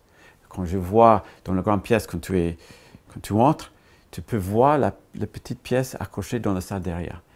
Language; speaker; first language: French; non-native, fluent; English